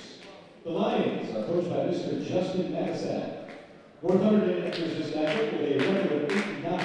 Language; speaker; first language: English; native; English